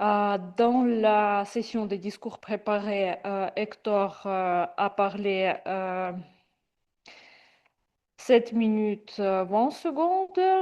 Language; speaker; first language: French; non-native, fluent; Russian